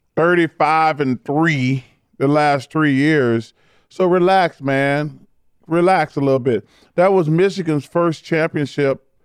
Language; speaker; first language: English; native; English